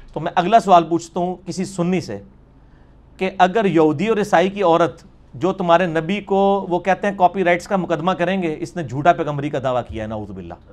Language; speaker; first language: Urdu; non-native, local second language; Punjabi